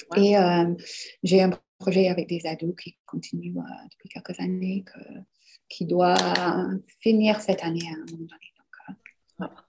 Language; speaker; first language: French; non-native, fluent; English